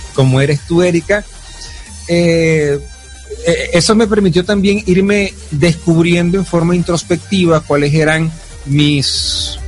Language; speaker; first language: Spanish; native; Spanish